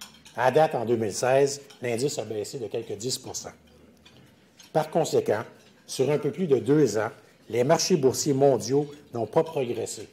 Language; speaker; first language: French; native; French